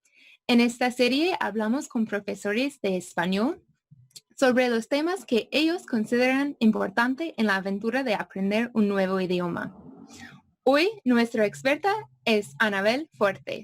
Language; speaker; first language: Spanish; non-native, fluent; English